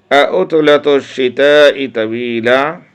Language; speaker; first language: Arabic; non-native, learner; Urdu